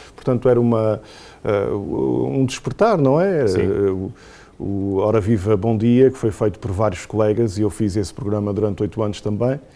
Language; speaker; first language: Portuguese; native; Portuguese